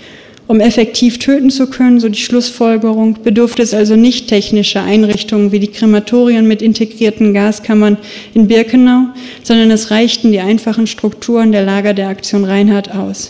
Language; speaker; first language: German; native; German